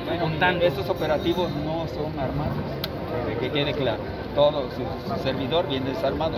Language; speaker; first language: Spanish; native; Spanish